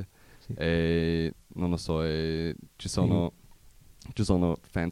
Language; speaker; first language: Italian; non-native, learner; German